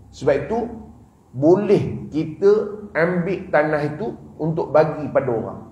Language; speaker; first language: Malay; native; Malay